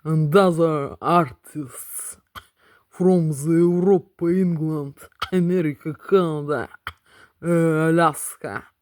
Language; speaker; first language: English; non-native, learner; Russian